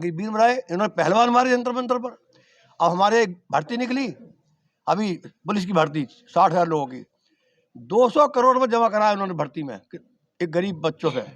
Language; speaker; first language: Hindi; native; Hindi